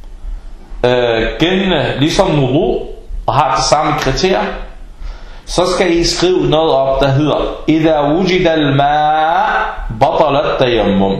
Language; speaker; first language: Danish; early bilingual, other home language; Arabic